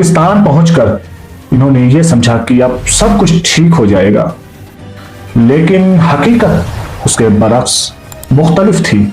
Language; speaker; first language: Urdu; native; Urdu